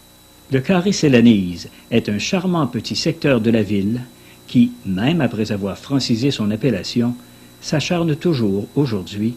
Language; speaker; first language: French; native; French